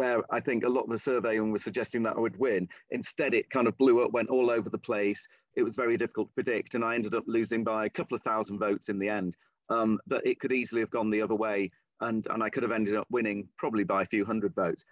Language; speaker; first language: English; native; English